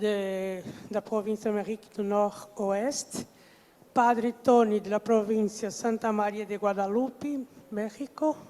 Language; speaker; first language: French; non-native, fluent; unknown